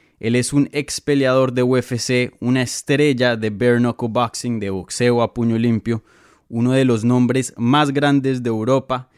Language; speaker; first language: Spanish; native; Spanish